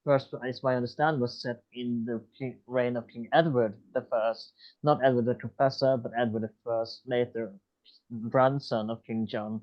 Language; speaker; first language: English; non-native, fluent; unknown